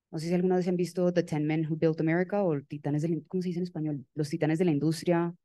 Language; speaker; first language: Spanish; native; Spanish